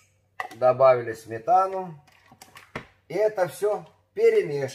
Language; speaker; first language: Russian; native; Russian